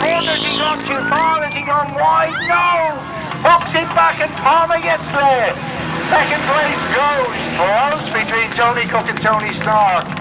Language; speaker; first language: English; native; English